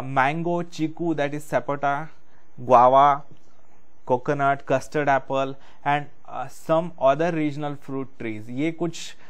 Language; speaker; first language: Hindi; non-native, local second language; Marathi